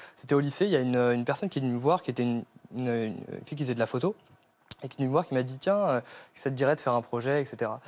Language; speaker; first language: French; native; French